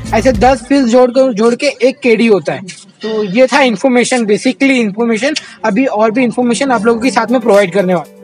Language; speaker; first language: Hindi; native; Hindi